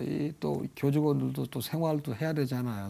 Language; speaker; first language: Korean; native; Korean